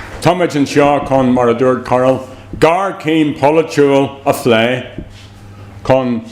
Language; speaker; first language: Irish; non-native, local second language; English